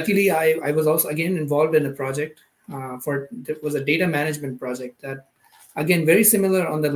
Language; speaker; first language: English; non-native, local second language; Urdu